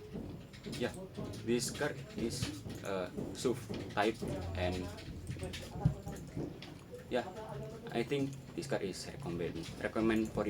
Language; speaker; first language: English; non-native, learner; Indonesian